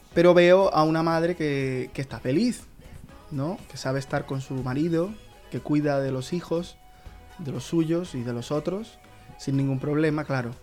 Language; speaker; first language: Spanish; native; Spanish